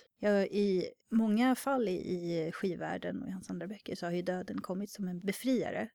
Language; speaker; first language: Swedish; native; Swedish